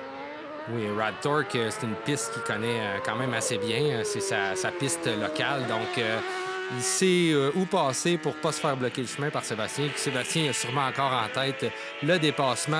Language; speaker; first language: French; native; French